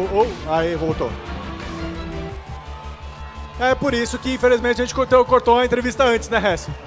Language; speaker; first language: Portuguese; native; Portuguese